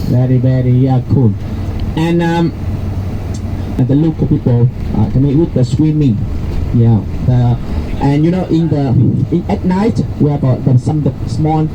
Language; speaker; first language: English; non-native, learner; Vietnamese